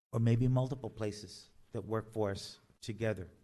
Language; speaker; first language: English; native; English